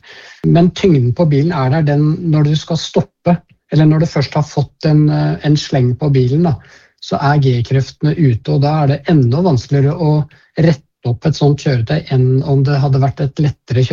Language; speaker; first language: Norwegian; native; Norwegian